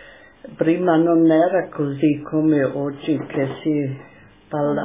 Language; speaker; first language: Italian; non-native, local second language; German